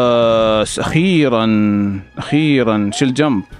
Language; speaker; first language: Arabic; native; Arabic